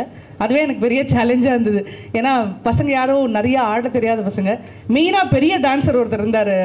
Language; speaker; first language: Tamil; native; Tamil